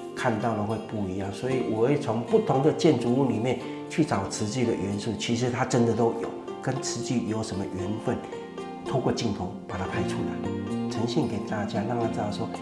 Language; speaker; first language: Chinese; native; Chinese